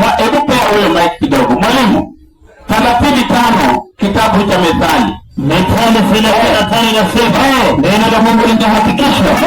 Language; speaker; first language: Swahili; non-native, local second language; Luo (Kenya and Tanzania)